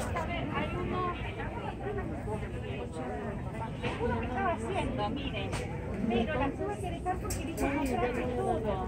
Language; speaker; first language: Spanish; native; Spanish